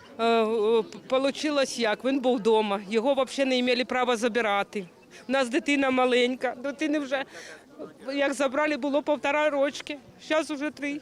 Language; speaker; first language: Ukrainian; native; Ukrainian